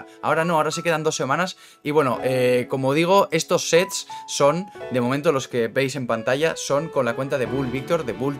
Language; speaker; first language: Spanish; native; Spanish